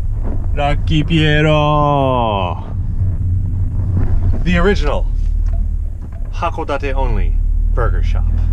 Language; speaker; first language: Japanese; non-native, fluent; English